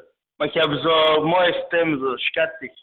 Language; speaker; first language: Dutch; non-native, fluent; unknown